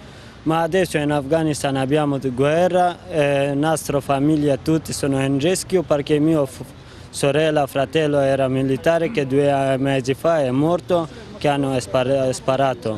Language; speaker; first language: Italian; non-native, learner; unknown